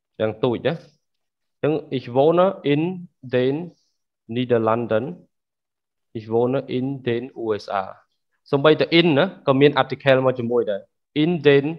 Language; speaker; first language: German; non-native, fluent; Khmer